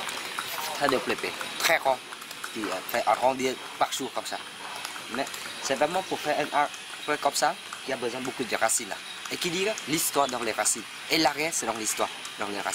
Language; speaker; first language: French; non-native, learner; Vietnamese